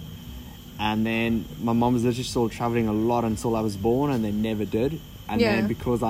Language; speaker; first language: English; native; English